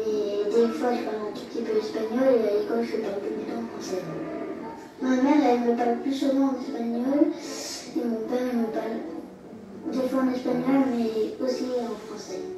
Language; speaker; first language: French; early bilingual, other home language; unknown